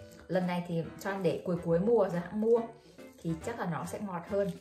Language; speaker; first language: Vietnamese; native; Vietnamese